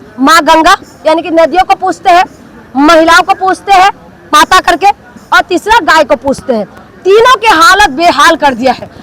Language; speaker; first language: Hindi; non-native, local second language; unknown